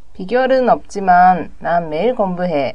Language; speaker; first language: Korean; non-native, learner; Japanese